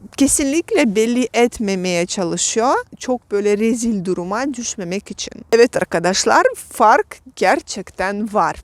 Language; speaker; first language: Turkish; non-native, fluent; Russian